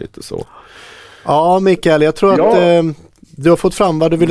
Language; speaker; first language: Swedish; native; Swedish